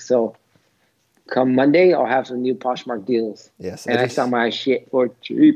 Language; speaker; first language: English; native; English